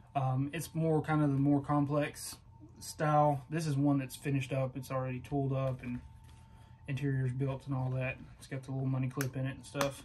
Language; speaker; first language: English; native; English